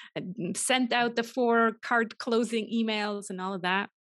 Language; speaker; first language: English; non-native, fluent; German